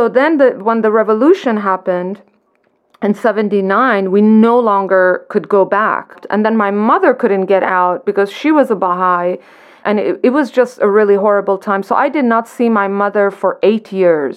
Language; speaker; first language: English; non-native, local second language; Persian